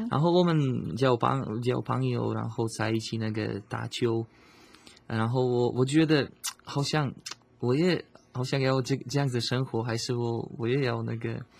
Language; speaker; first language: Chinese; non-native, fluent; Slovak